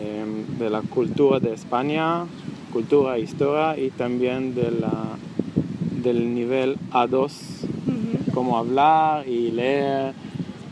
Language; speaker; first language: Spanish; non-native, learner; Hebrew